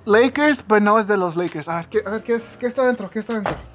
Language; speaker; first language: Spanish; early bilingual, heritage; Spanish